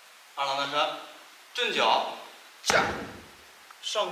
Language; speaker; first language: Chinese; native; Chinese